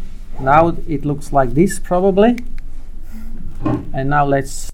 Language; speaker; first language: English; non-native, fluent; Swiss German